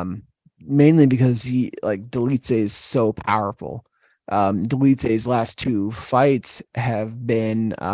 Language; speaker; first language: English; native; English